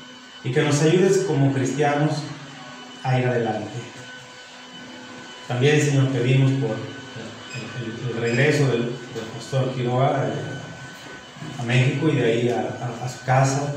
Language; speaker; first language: Spanish; native; Spanish